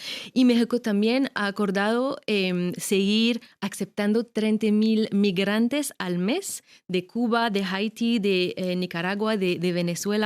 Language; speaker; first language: Spanish; non-native, fluent; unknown